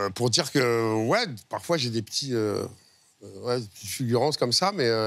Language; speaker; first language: French; native; French